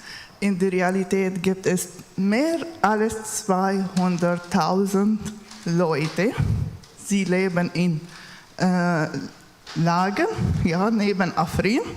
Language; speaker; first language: German; non-native, learner; Kurdish